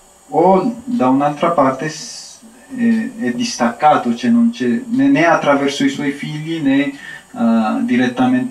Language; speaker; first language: Italian; non-native, fluent; Amharic